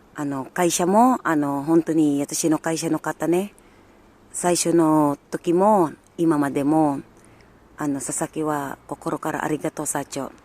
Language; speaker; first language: Japanese; non-native, learner; Filipino